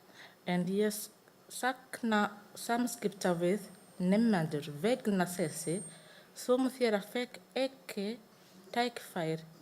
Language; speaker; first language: Icelandic; non-native, learner; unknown